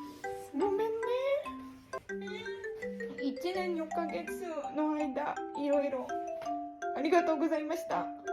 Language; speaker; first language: Japanese; non-native, learner; Filipino